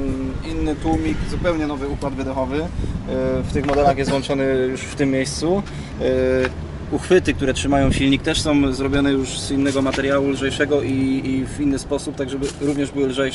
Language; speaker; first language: Polish; native; Polish